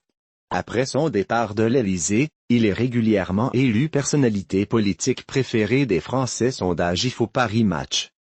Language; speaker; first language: French; native; French